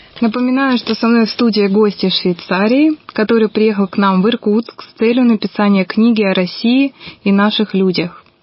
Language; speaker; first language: Russian; native; Russian